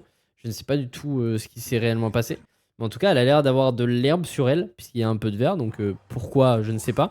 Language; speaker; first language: French; native; French